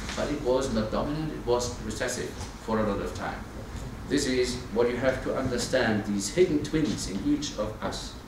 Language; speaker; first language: English; non-native, fluent; German